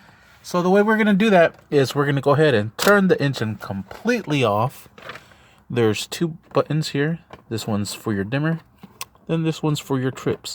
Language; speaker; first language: English; native; English